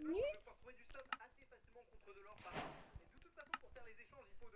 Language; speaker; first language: French; native; French